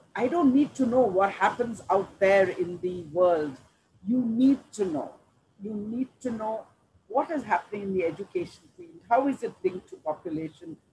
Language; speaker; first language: English; non-native, local second language; Punjabi